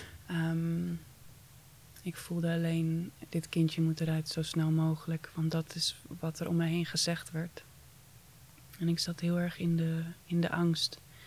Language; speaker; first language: Dutch; early bilingual, other home language; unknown